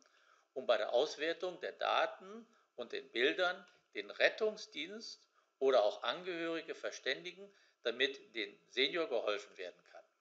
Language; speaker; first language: German; native; German